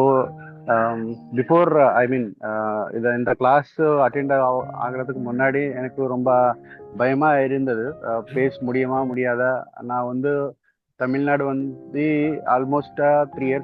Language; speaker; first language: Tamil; non-native, learner; Telugu